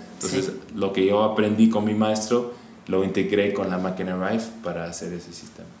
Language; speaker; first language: Spanish; non-native, fluent; English